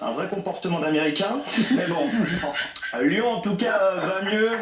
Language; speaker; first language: French; native; French